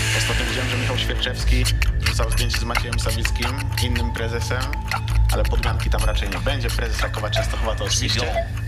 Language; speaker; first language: Polish; native; Polish